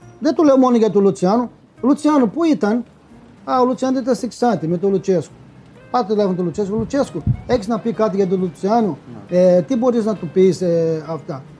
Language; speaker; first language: Greek; non-native, fluent; Portuguese